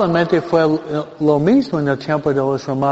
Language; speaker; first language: Spanish; non-native, fluent; English